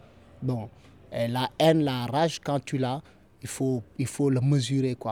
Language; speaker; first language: French; non-native, local second language; Fula